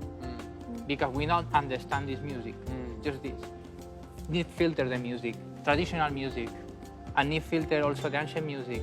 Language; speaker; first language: English; non-native, learner; Spanish